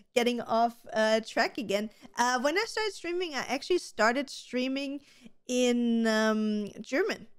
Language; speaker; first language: English; non-native, fluent; German